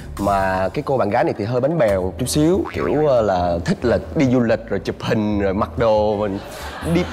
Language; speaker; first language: Vietnamese; native; Vietnamese